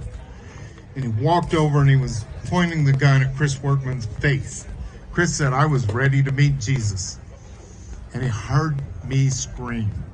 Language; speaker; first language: English; native; English